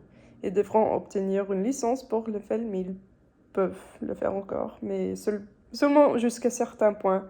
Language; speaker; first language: French; non-native, fluent; English